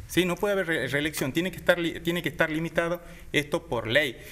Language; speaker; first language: Spanish; native; Spanish